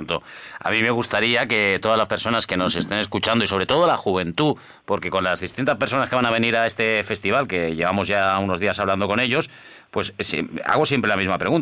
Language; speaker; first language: Spanish; native; Spanish